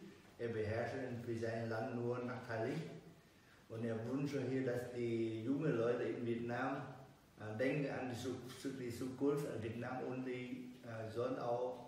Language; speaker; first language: German; non-native, learner; Vietnamese